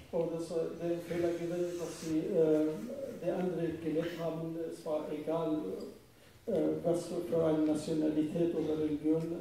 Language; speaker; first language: German; non-native, fluent; Arabic